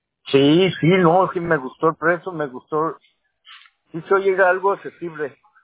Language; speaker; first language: Spanish; native; Spanish